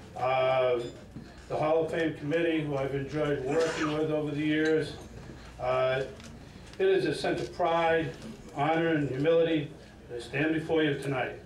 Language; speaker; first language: English; native; English